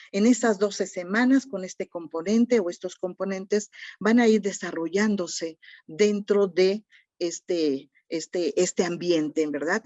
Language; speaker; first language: Spanish; native; Spanish